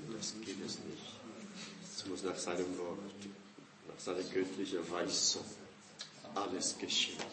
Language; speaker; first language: German; non-native, fluent; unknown